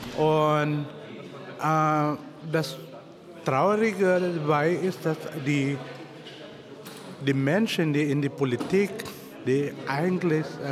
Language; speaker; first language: German; non-native, fluent; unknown